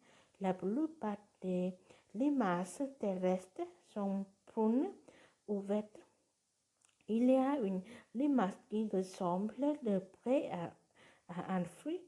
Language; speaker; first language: French; non-native, learner; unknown